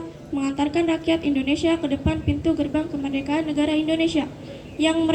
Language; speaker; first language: Indonesian; native; Indonesian